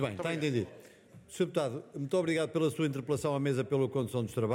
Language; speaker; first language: Portuguese; native; Portuguese